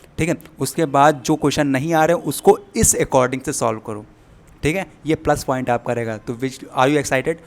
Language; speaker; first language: Hindi; native; Hindi